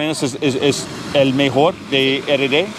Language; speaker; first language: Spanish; non-native, learner; English